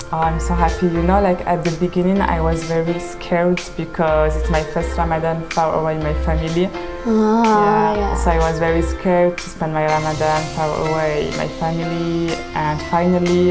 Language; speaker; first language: English; non-native, fluent; French